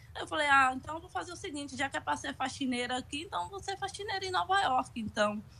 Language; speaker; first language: Portuguese; native; Portuguese